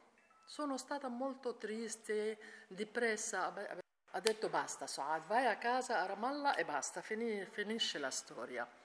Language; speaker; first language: Italian; non-native, learner; Arabic